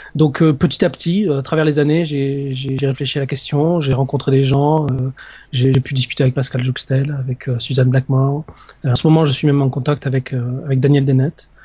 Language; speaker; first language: French; native; French